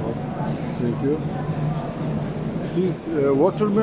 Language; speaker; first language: English; non-native, learner; Uzbek